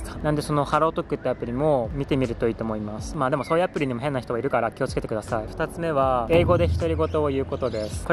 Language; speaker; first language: Japanese; native; Japanese